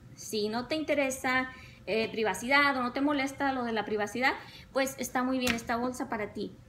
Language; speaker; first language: Spanish; early bilingual, other home language; English